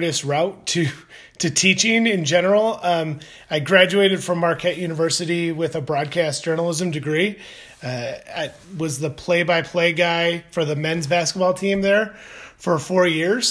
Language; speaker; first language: English; native; English